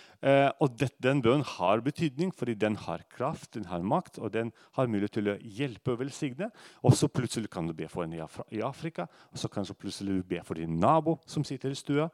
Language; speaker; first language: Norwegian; non-native, fluent; Russian